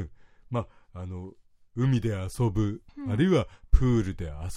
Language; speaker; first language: Japanese; native; Japanese